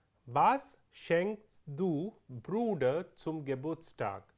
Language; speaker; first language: German; non-native, fluent; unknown